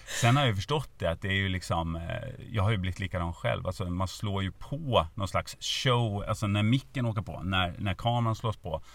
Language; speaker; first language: Swedish; native; Swedish